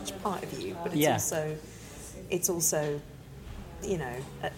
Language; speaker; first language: English; native; English